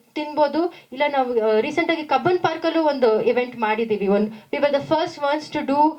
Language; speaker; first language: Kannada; non-native, local second language; Tamil